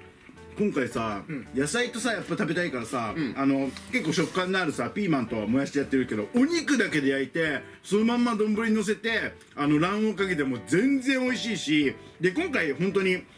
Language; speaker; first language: Japanese; native; Japanese